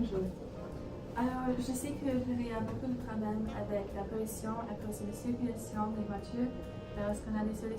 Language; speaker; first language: French; non-native, learner; English